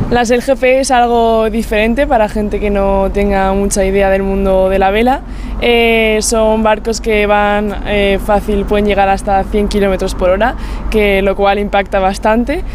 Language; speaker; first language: Spanish; native; Spanish